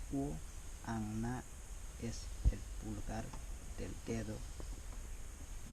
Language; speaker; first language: Spanish; non-native, local second language; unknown